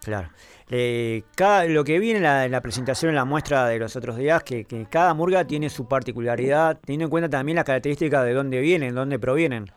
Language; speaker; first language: Spanish; native; Spanish